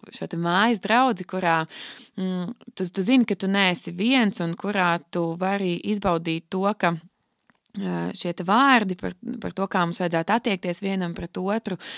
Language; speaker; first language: Latvian; native; Latvian